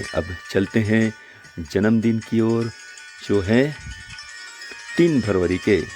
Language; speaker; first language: Hindi; non-native, local second language; Marathi